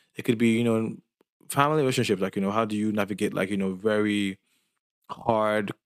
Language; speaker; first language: English; non-native, local second language; Yoruba